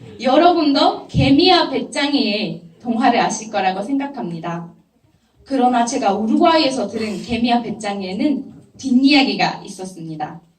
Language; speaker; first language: Korean; non-native, fluent; Japanese